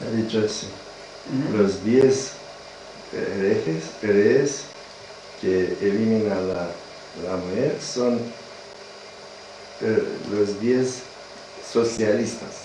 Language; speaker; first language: Spanish; non-native, learner; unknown